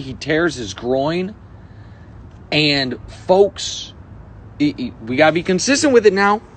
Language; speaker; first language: English; native; English